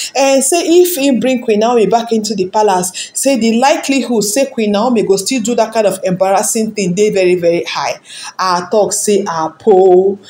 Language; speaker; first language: Nigerian Pidgin; non-native, local second language; Yoruba